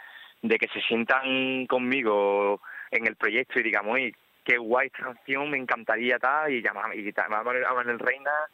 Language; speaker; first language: Spanish; native; Spanish